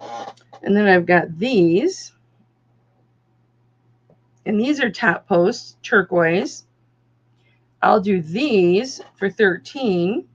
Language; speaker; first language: English; native; English